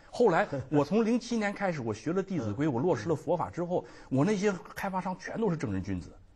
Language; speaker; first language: Chinese; native; Chinese